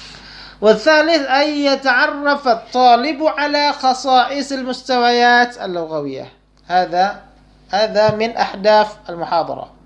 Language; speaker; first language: Arabic; non-native, fluent; Indonesian